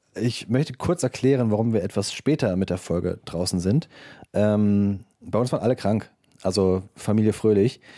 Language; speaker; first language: German; native; German